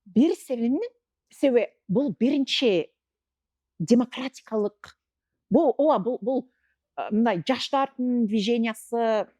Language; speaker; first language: Kyrgyz; non-native, fluent; English